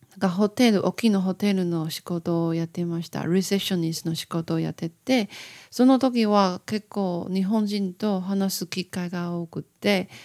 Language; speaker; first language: Japanese; non-native, learner; Chinese